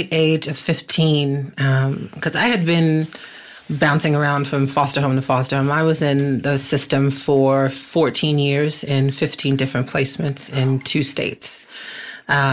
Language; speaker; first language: English; native; English